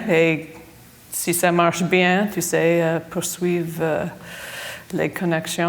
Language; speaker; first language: French; non-native, fluent; English